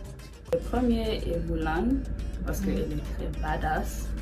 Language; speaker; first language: French; non-native, learner; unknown